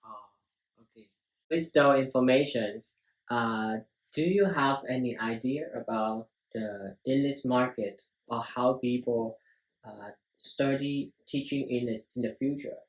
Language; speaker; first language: English; non-native, learner; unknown